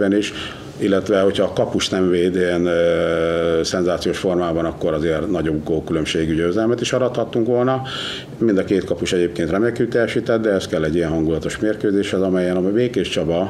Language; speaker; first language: Hungarian; native; Hungarian